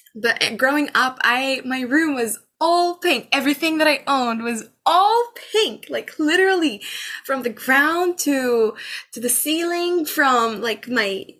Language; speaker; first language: English; non-native, fluent; Arabic